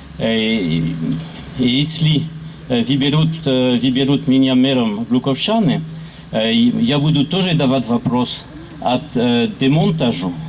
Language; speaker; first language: Russian; non-native, learner; French